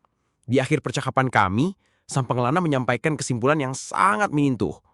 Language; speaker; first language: Indonesian; native; Indonesian